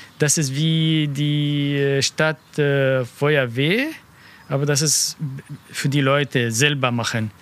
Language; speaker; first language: German; non-native, learner; Arabic